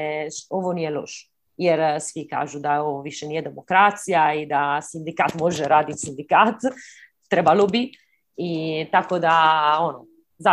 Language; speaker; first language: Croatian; early bilingual, heritage; Croatian